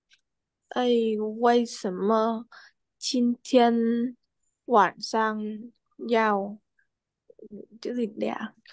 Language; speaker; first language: Chinese; non-native, learner; Vietnamese